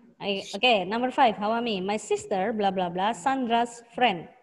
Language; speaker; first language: English; non-native, learner; Indonesian